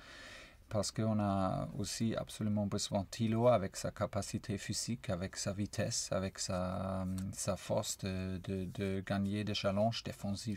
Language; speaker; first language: French; non-native, fluent; German